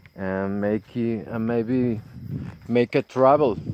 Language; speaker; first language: English; non-native, learner; Spanish